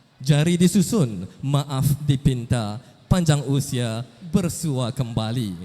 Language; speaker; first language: Malay; native; Malay